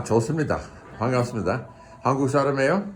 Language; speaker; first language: Korean; non-native, fluent; English